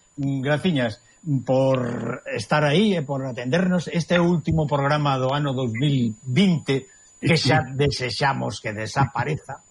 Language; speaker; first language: Galician; native; Galician